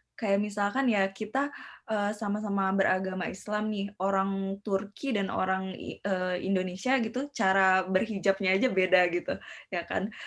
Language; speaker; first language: Indonesian; native; Indonesian